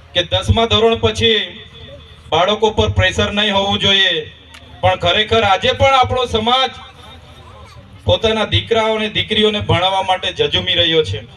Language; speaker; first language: Gujarati; non-native, local second language; Vasavi